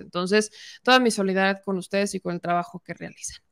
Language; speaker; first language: Spanish; native; Spanish